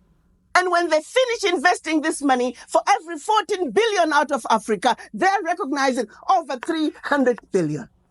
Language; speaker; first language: English; non-native, local second language; Shona